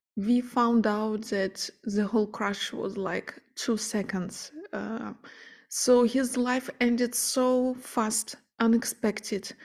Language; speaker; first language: English; non-native, fluent; Ukrainian